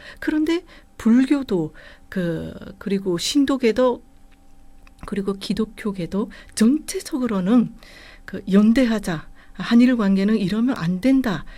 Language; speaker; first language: Korean; non-native, fluent; Japanese